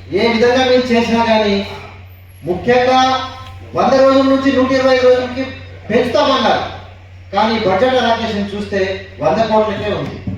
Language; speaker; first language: Telugu; non-native, local second language; Lambadi